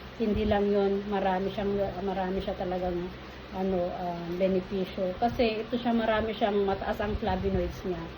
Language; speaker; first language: Filipino; non-native, local second language; Iloko